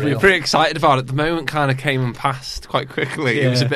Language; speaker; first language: English; native; English